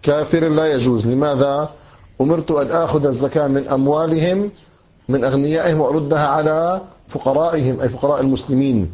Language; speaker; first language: Arabic; native; Arabic